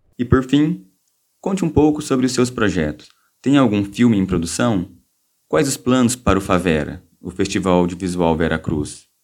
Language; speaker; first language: Portuguese; native; Portuguese